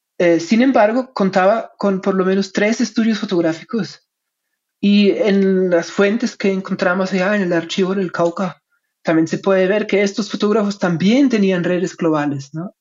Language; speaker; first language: Spanish; non-native, fluent; German